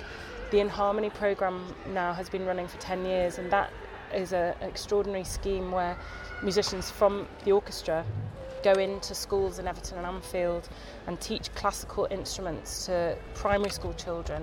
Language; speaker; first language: English; native; English